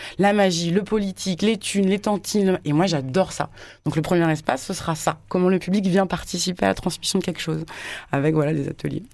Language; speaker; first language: French; native; French